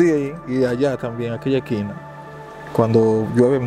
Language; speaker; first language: Spanish; native; Spanish